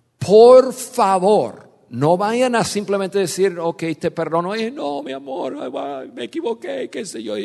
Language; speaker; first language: Spanish; non-native, fluent; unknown